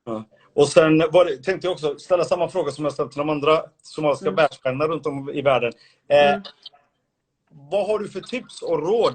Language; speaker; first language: Swedish; early bilingual, other home language; Somali